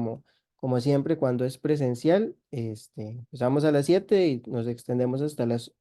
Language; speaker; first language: Spanish; native; Spanish